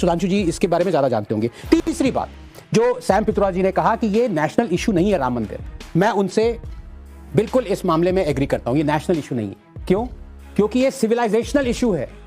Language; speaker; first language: Hindi; non-native, local second language; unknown